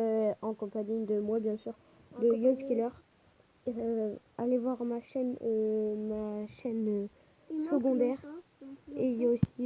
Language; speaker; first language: French; native; French